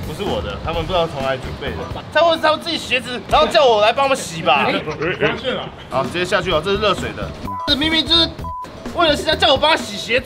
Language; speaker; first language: Chinese; native; Chinese